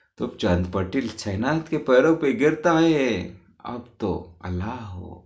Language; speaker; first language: Hindi; non-native, local second language; Marathi